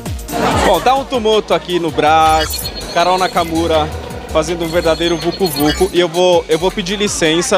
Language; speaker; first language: Portuguese; native; Portuguese